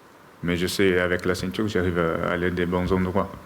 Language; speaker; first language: French; non-native, learner; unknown